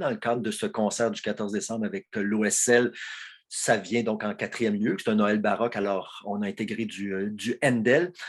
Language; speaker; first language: French; native; French